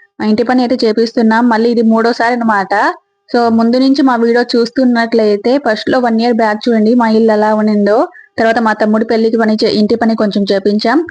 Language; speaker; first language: Telugu; native; Telugu